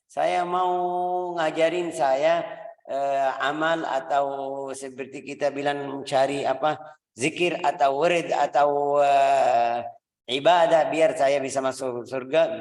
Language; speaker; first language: Indonesian; non-native, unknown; Arabic